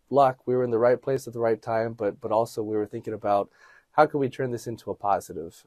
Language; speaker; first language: English; native; English